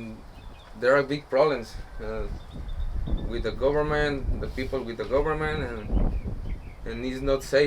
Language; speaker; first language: English; non-native, learner; Spanish